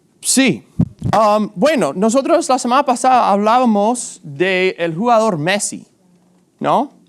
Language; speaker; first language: Spanish; non-native, fluent; English